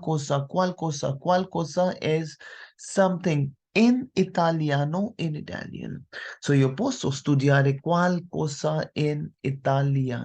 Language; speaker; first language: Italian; non-native, fluent; Hindi